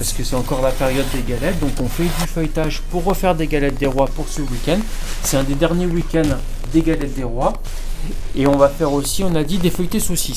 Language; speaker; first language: French; native; French